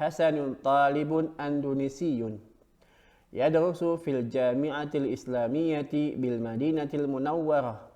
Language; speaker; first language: Arabic; non-native, fluent; Indonesian